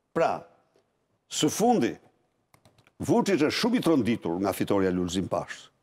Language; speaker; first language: Albanian; native; Albanian